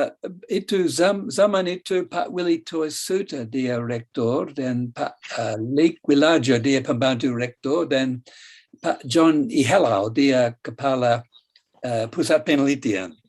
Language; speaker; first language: Indonesian; non-native, fluent; English